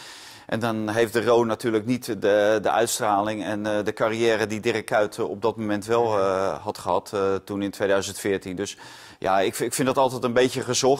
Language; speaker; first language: Dutch; native; Dutch